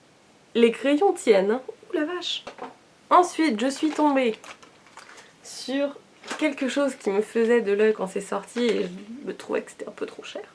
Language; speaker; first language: French; native; French